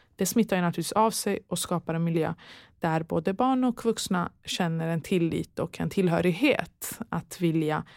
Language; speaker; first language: Swedish; early bilingual, other home language; Persian